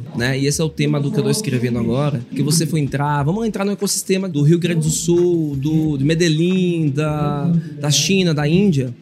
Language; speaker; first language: Portuguese; native; Portuguese